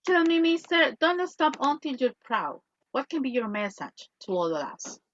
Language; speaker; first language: English; non-native, fluent; Spanish